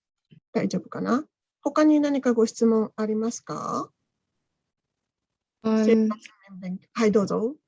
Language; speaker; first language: Japanese; native; Japanese